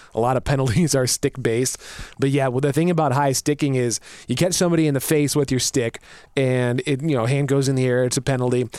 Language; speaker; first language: English; native; English